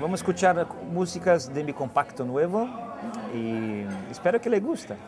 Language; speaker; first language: Spanish; non-native, learner; Portuguese